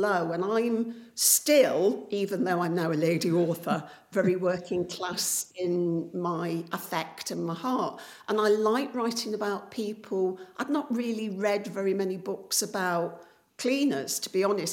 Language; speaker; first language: English; native; English